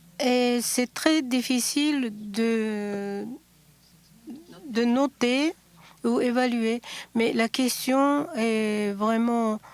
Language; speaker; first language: French; non-native, fluent; Japanese